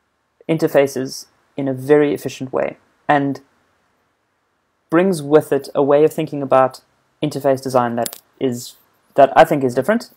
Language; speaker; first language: English; native; English